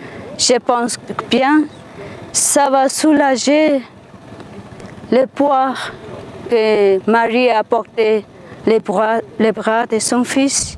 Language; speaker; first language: French; non-native, fluent; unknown